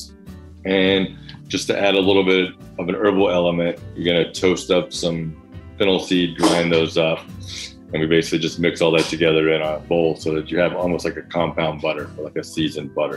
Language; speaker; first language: English; native; English